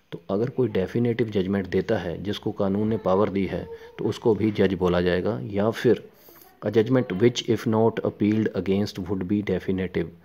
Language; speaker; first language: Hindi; non-native, local second language; Punjabi